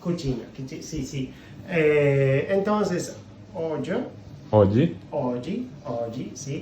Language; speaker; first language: Italian; non-native, learner; Spanish